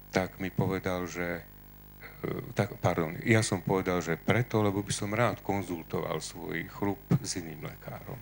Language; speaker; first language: Slovak; non-native, local second language; Hungarian